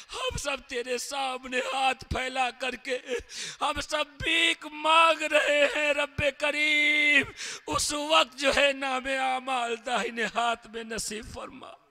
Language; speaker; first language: Hindi; native; Hindi